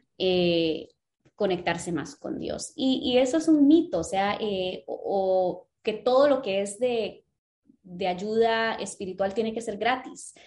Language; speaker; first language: Spanish; early bilingual, other home language; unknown